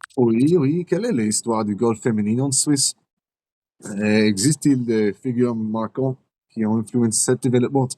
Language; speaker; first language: French; non-native, learner; English